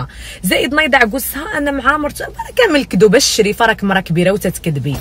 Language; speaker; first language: Arabic; native; Arabic